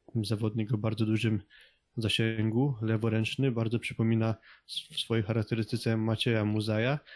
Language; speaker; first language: Polish; native; Polish